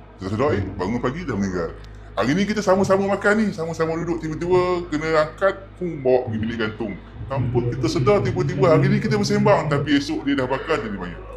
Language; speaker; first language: Malay; native; Malay